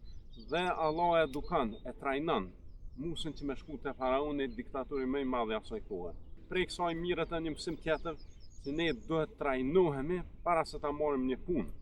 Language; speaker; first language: Albanian; native; Albanian